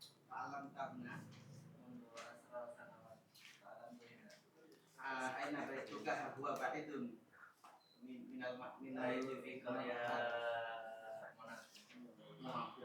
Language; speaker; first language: Arabic; non-native, learner; Indonesian